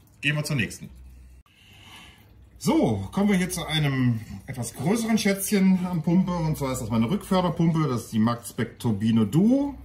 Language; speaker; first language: German; native; German